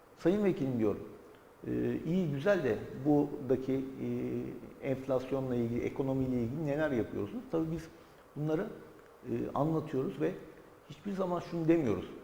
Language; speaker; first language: Turkish; native; Turkish